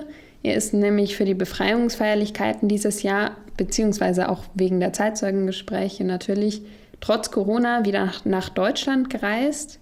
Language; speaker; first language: German; native; German